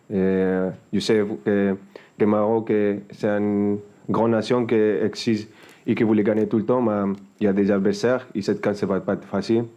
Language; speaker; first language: French; non-native, fluent; Spanish